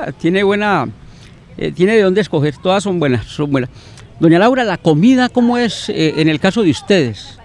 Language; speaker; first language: Spanish; native; Spanish